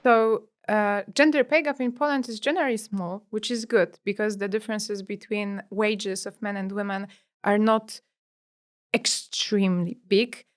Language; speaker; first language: English; non-native, fluent; Polish